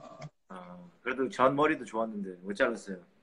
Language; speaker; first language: Korean; early bilingual, heritage; Korean